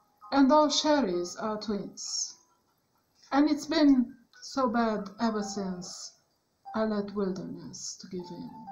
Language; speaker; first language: English; non-native, fluent; Romanian